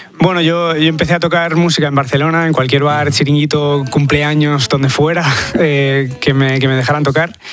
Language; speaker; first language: Spanish; early bilingual, other home language; English